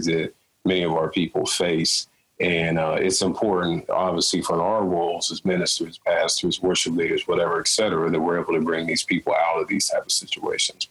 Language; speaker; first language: English; native; English